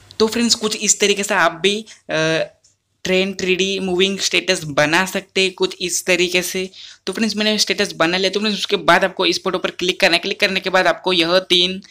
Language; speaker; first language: Hindi; non-native, local second language; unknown